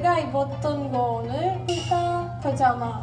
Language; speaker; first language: Korean; non-native, learner; Hindi